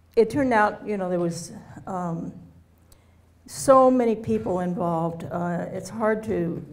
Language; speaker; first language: English; native; English